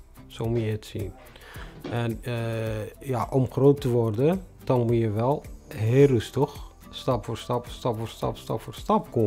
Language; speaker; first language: Dutch; non-native, fluent; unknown